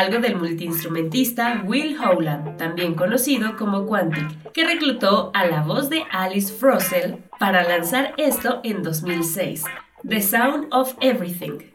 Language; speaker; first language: Spanish; native; Spanish